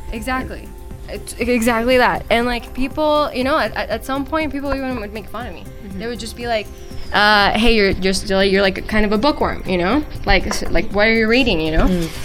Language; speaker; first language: English; early bilingual, other home language; Spanish